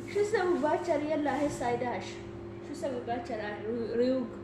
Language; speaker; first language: Arabic; non-native, learner; Oromo